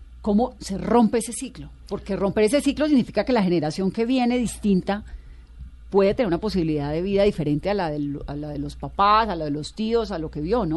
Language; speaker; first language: Spanish; native; Spanish